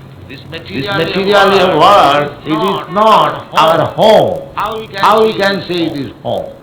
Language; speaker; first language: English; non-native, local second language; Bangla